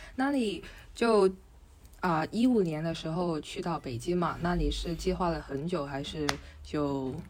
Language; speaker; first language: Chinese; non-native, local second language; Cantonese